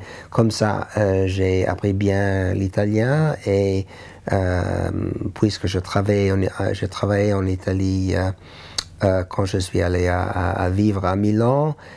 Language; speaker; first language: French; non-native, learner; English